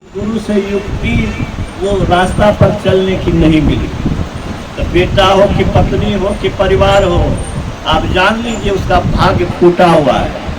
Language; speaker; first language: Hindi; native; Hindi